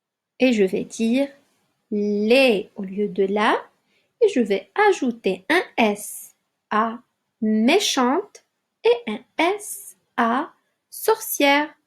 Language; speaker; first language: French; non-native, local second language; Arabic